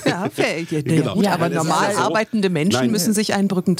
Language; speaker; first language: German; native; German